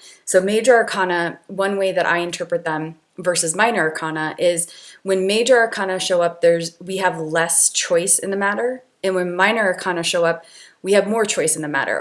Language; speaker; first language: English; native; English